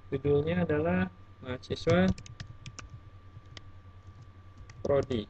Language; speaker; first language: Indonesian; native; Indonesian